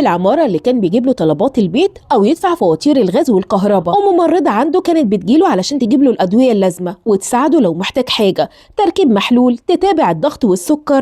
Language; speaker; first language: Arabic; native; Arabic